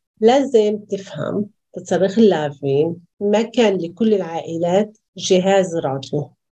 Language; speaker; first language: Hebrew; non-native, local second language; Arabic